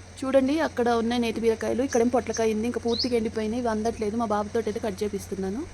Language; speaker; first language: Telugu; native; Telugu